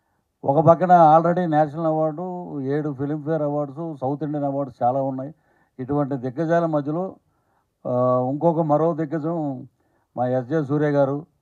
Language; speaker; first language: Telugu; native; Telugu